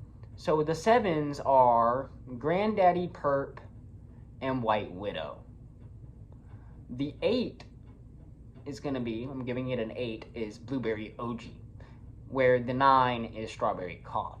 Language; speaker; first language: English; native; English